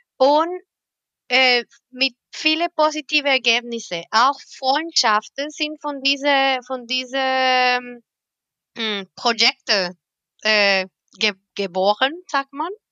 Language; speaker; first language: German; non-native, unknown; Spanish